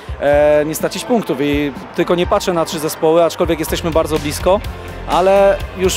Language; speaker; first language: Polish; native; Polish